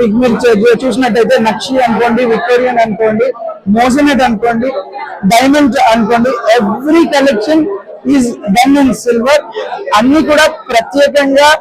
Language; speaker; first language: Telugu; native; Telugu